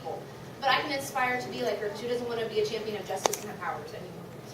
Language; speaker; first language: English; native; English